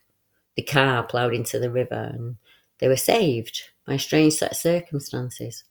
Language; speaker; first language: English; native; English